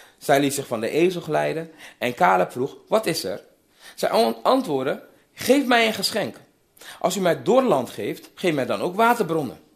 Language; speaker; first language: Dutch; non-native, fluent; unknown